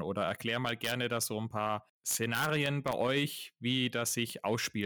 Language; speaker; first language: German; native; German